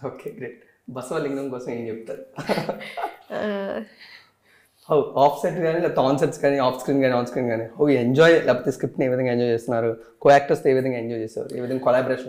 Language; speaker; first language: Telugu; native; Telugu